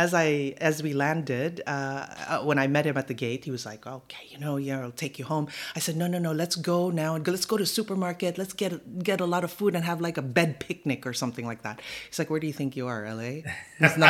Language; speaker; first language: English; native; English